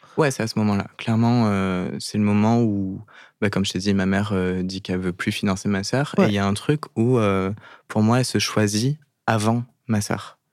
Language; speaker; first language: French; native; French